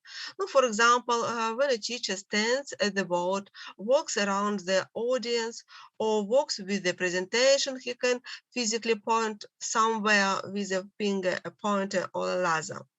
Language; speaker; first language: English; non-native, learner; Russian